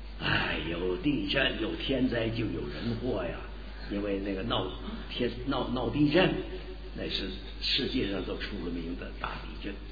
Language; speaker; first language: Chinese; native; Chinese